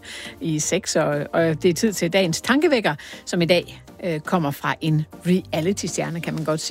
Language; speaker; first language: Danish; native; Danish